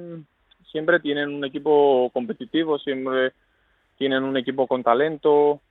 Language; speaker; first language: Spanish; non-native, fluent; Greek